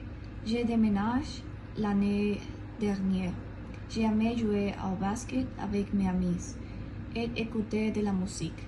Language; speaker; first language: French; non-native, learner; Spanish